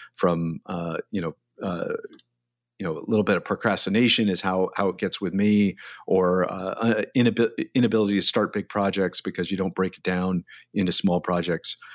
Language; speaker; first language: English; native; English